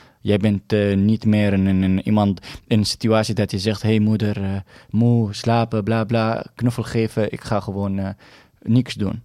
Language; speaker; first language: Dutch; non-native, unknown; Arabic